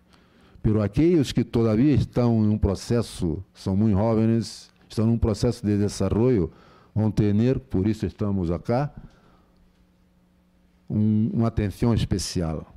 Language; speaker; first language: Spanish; non-native, fluent; Portuguese